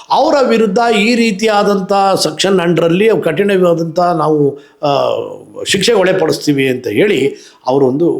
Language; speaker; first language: Kannada; native; Kannada